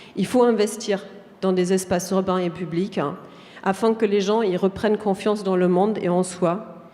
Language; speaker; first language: French; non-native, fluent; German